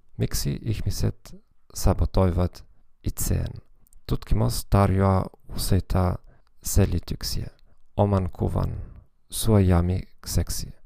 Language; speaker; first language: Finnish; non-native, fluent; German